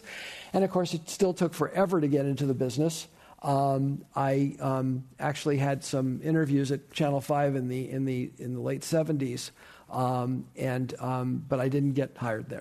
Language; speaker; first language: English; native; English